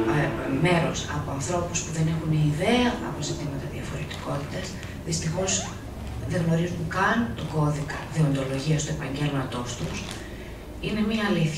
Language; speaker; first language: Greek; native; Greek